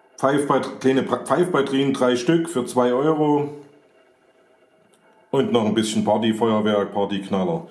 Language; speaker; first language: German; native; German